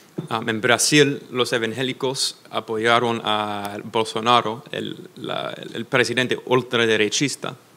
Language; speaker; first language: Spanish; non-native, fluent; English